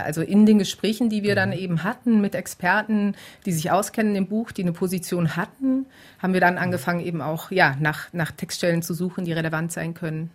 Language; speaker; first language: German; native; German